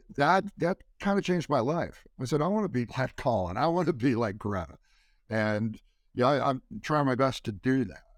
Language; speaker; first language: English; native; English